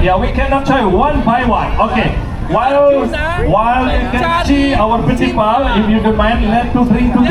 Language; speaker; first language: English; non-native, learner; Indonesian